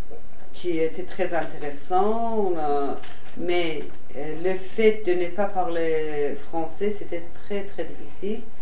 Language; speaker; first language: French; non-native, fluent; Persian